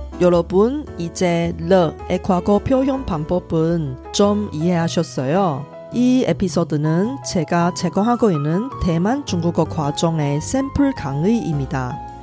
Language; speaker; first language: Korean; non-native, local second language; Chinese